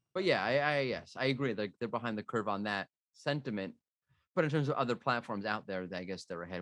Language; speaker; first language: English; native; English